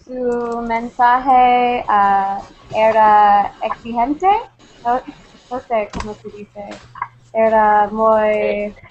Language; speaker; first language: Spanish; non-native, learner; English